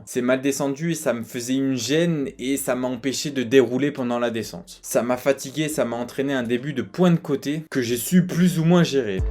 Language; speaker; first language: French; native; French